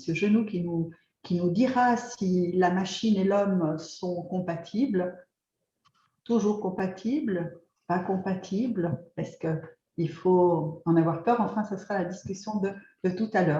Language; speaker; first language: French; native; French